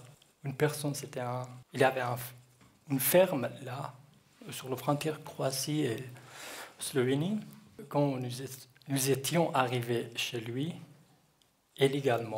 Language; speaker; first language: French; non-native, learner; Kurdish